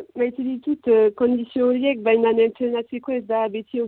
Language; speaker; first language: Basque; non-native, local second language; French